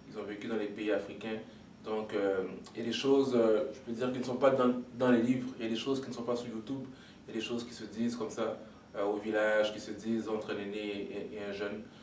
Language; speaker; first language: French; non-native, local second language; Lingala